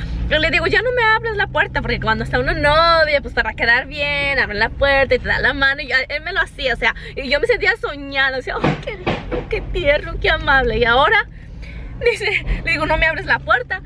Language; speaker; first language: Spanish; native; Spanish